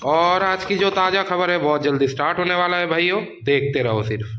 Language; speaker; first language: Hindi; non-native, local second language; Bangla